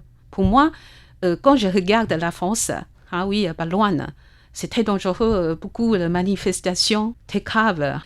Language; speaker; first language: French; non-native, fluent; Chinese